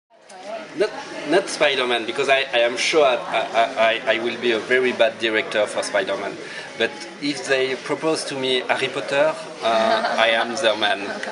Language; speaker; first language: English; non-native, learner; French